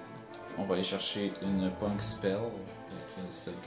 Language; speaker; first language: French; native; French